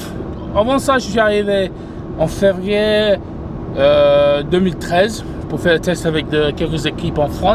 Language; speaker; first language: French; non-native, fluent; English